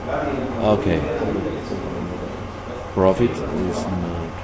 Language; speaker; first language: English; non-native, learner; Spanish